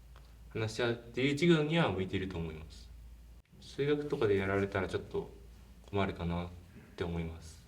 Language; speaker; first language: Japanese; native; Japanese